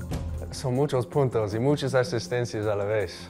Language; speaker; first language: Spanish; non-native, fluent; English